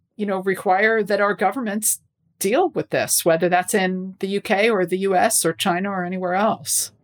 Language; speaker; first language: English; native; English